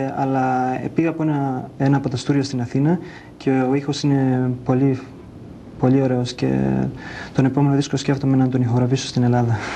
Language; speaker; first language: Greek; early bilingual, heritage; Greek